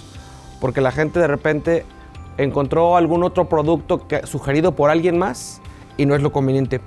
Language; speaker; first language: Spanish; native; Spanish